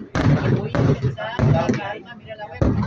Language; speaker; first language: Spanish; non-native, local second language; Catalan